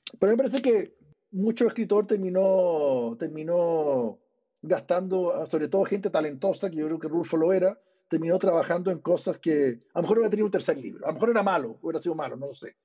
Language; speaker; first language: Spanish; early bilingual, other home language; English